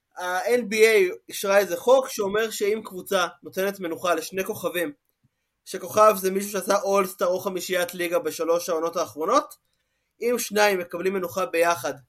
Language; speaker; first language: Hebrew; native; Hebrew